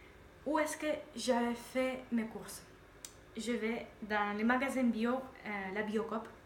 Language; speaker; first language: French; non-native, fluent; Spanish